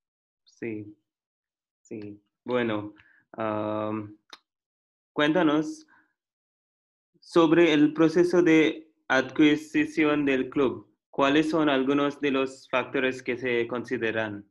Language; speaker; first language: Spanish; non-native, learner; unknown